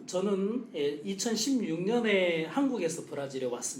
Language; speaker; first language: Korean; native; Korean